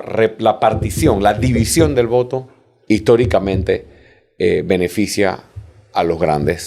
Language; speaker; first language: Spanish; native; Spanish